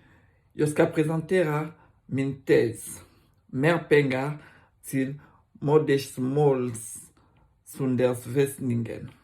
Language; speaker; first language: Swedish; non-native, learner; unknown